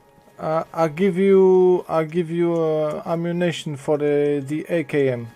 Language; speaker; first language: English; non-native, learner; French